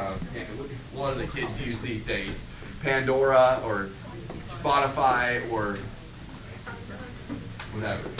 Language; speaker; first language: English; native; English